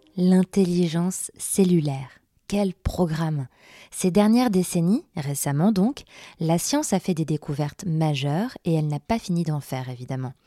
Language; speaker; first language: French; native; French